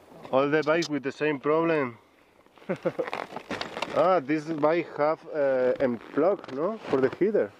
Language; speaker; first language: English; non-native, learner; Spanish